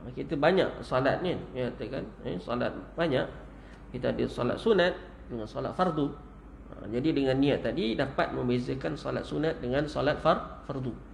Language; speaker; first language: Malay; native; Malay